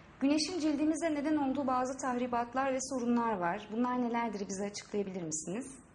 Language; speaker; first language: Turkish; native; Turkish